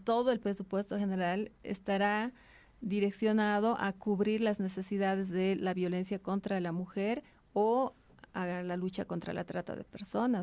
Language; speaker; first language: Spanish; native; Spanish